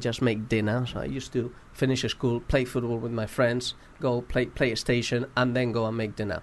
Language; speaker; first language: English; non-native, fluent; Spanish